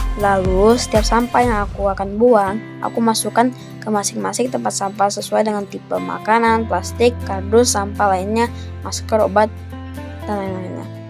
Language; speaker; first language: Indonesian; native; Indonesian